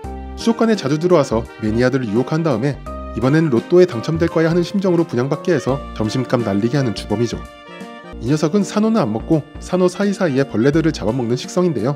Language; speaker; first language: Korean; native; Korean